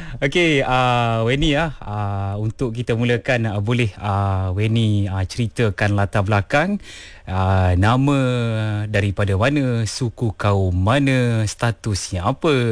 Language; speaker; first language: Malay; non-native, local second language; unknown